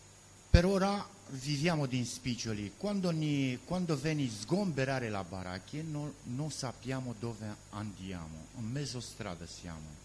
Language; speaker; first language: Italian; non-native, learner; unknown